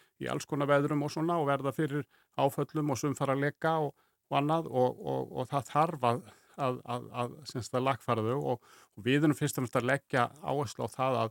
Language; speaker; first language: Icelandic; native; Icelandic